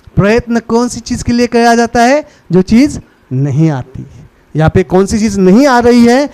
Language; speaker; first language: Hindi; non-native, local second language; Marathi